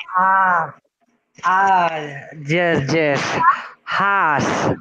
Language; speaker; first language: English; non-native, learner; Spanish